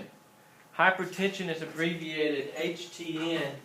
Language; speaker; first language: English; native; English